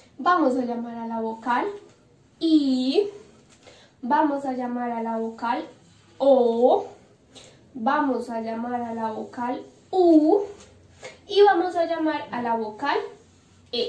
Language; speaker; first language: Spanish; native; Spanish